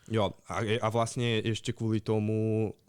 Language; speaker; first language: Czech; non-native, fluent; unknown